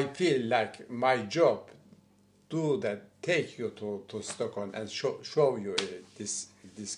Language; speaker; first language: English; non-native, learner; Turkish